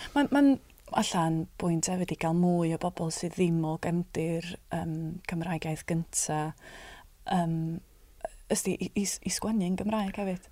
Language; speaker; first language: Welsh; non-native, fluent; English